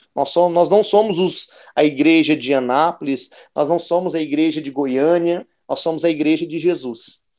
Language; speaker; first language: Portuguese; native; Portuguese